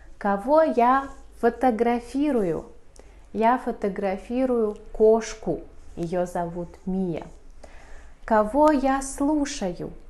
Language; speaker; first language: Russian; native; Russian